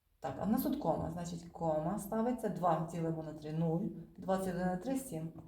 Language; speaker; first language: Ukrainian; native; Ukrainian